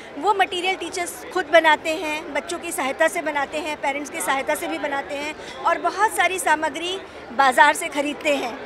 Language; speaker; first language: Hindi; native; Hindi